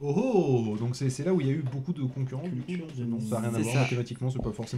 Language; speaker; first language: French; native; French